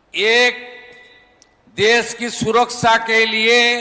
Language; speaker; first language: Hindi; non-native, local second language; Bangla